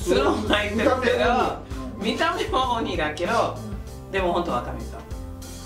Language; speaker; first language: Japanese; non-native, fluent; English